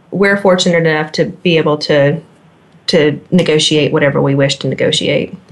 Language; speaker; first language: English; native; English